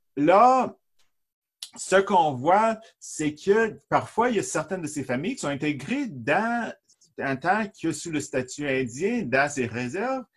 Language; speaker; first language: French; native; French